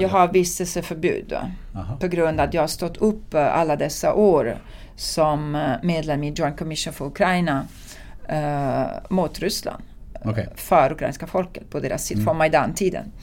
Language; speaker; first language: Swedish; non-native, fluent; Italian